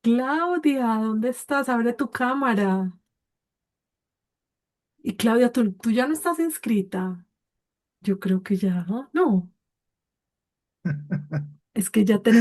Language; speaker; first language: Spanish; native; Spanish